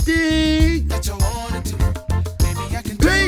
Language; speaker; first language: English; native; English